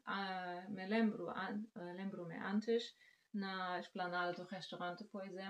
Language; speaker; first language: Portuguese; non-native, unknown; German